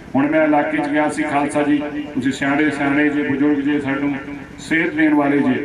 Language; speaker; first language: Hindi; non-native, local second language; Punjabi